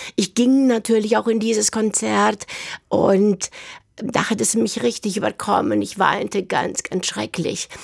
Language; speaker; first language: German; early bilingual, heritage; German